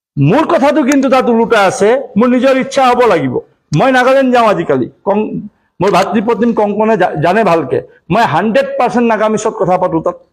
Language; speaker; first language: Assamese; non-native, local second language; Marwari